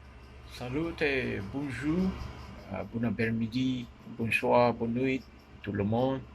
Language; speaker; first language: French; non-native, learner; Min Nan Chinese